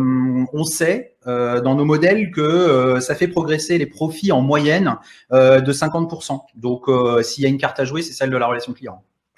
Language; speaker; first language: French; native; French